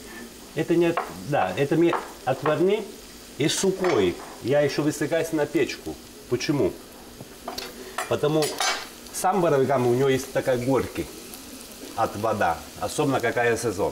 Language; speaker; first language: Russian; non-native, learner; Italian